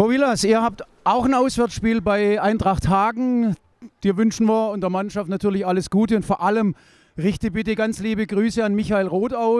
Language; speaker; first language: German; native; German